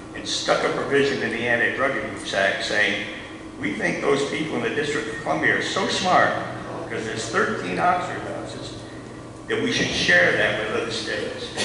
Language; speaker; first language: English; native; English